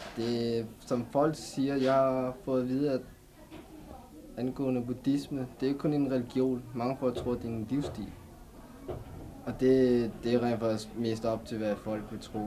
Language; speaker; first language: Danish; early bilingual, other home language; Thai